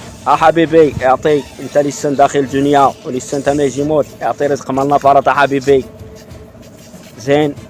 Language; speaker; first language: Arabic; non-native, learner; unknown